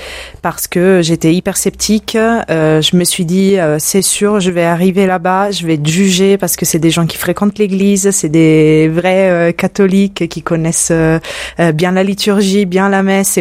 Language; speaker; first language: French; non-native, fluent; Italian